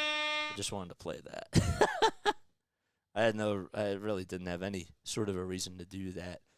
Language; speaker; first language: English; native; English